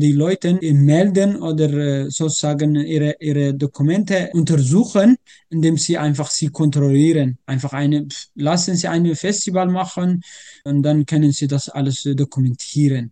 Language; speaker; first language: German; non-native, learner; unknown